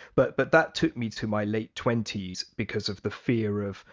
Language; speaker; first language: English; early bilingual, other home language; Hindi